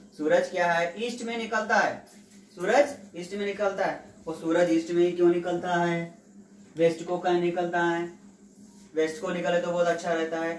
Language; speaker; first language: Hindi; non-native, local second language; Telugu